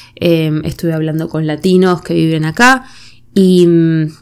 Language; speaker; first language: Spanish; native; Spanish